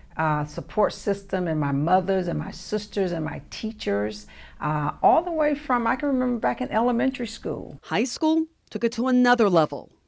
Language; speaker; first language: English; native; English